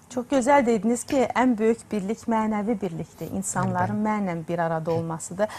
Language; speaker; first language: Azerbaijani; native; Azerbaijani